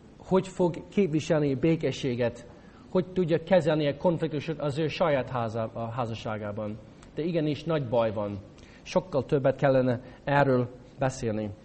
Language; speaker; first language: Hungarian; non-native, fluent; English